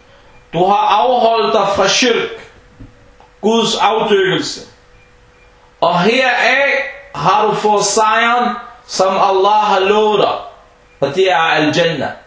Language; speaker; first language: Danish; early bilingual, other home language; Arabic